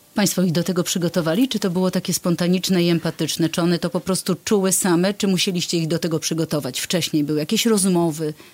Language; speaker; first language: Polish; native; Polish